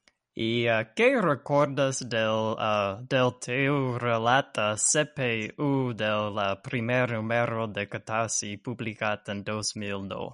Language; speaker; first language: Catalan; non-native, learner; English